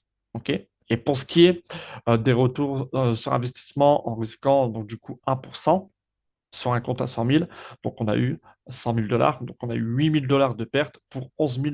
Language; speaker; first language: French; native; French